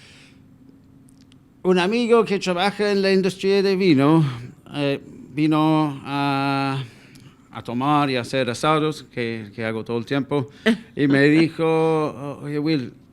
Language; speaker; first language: Spanish; non-native, fluent; English